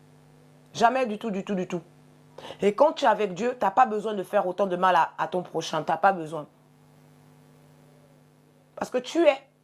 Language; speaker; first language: French; native; French